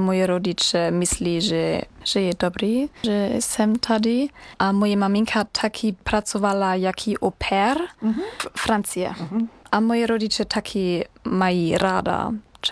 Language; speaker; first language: Czech; non-native, learner; German